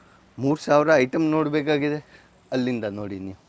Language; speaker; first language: Kannada; non-native, local second language; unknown